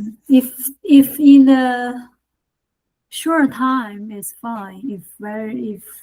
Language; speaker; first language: English; non-native, learner; Chinese